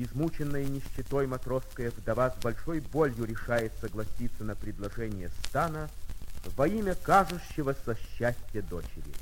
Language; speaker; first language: Russian; native; Russian